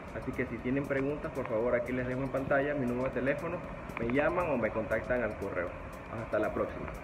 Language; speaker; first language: Spanish; native; Spanish